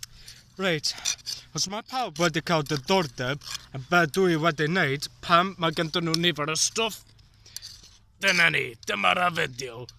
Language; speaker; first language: Welsh; non-native, learner; English